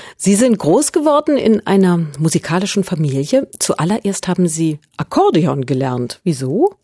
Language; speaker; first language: German; native; German